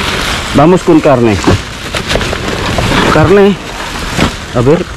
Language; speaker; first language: Spanish; non-native, learner; Filipino